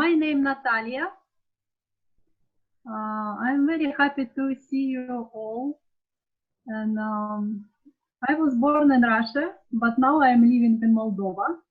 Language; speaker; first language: English; non-native, learner; Russian